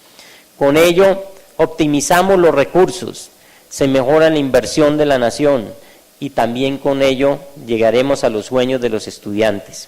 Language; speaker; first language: Spanish; native; Spanish